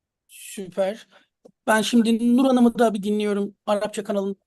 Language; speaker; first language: Turkish; native; Turkish